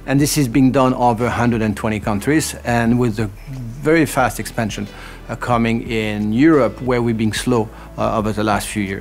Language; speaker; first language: English; non-native, fluent; French